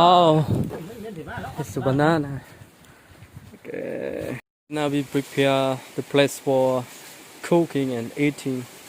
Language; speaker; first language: English; non-native, local second language; Khmer